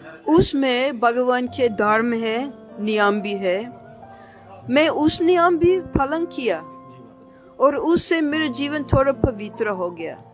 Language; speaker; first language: Hindi; non-native, fluent; English